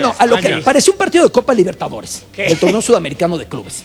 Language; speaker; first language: Spanish; native; Spanish